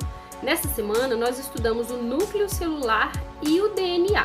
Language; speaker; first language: Portuguese; native; Portuguese